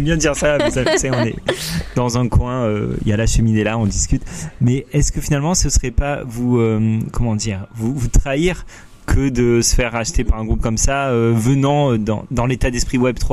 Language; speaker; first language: French; native; French